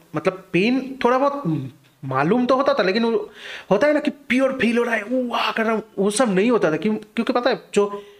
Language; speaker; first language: Hindi; non-native, local second language; Bangla